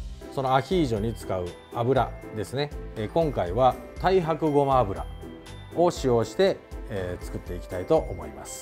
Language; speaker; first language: Japanese; native; Japanese